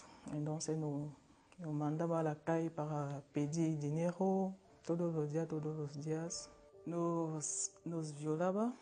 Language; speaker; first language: Spanish; non-native, learner; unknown